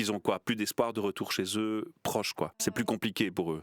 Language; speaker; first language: French; native; French